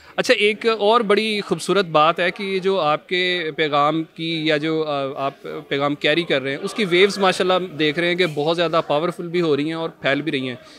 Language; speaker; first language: Urdu; non-native, local second language; Punjabi